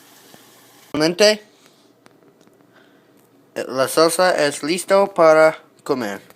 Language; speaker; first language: Spanish; non-native, learner; English